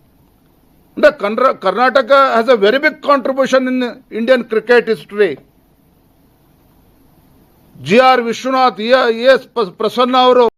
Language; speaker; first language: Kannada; native; Kannada